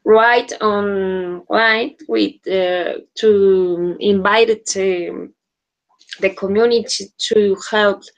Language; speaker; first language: English; non-native, learner; Spanish